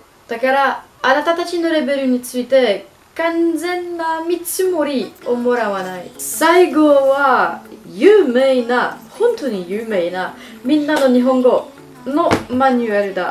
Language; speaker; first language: Japanese; non-native, learner; French